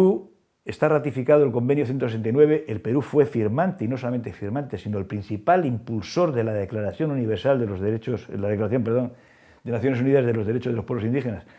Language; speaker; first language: Spanish; native; Spanish